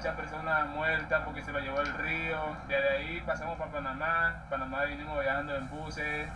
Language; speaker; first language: Spanish; native; Spanish